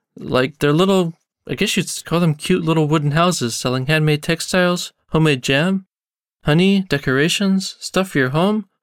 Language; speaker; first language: English; native; English